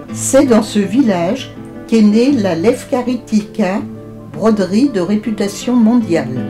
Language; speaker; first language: French; native; French